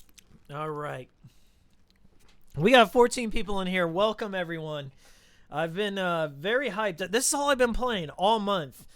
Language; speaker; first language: English; native; English